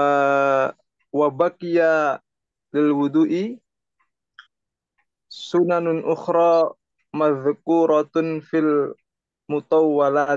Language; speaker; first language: Arabic; non-native, learner; Indonesian